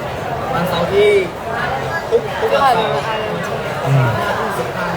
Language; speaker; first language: Thai; non-native, fluent; Burmese